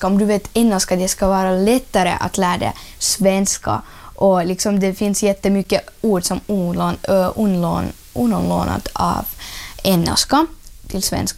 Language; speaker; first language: Swedish; early bilingual, other home language; Ukrainian